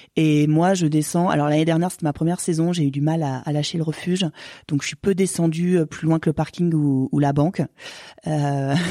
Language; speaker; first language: French; native; French